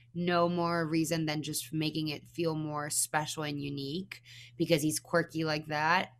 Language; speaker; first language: English; non-native, fluent; Spanish